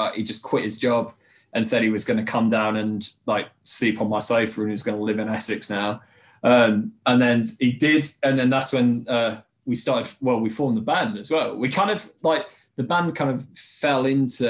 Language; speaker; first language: English; native; English